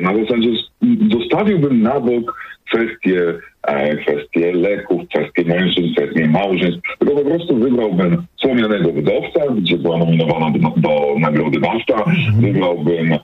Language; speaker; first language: Polish; native; Polish